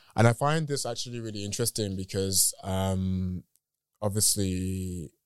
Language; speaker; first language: English; native; English